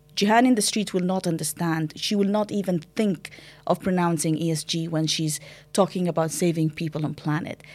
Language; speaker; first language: English; non-native, fluent; Arabic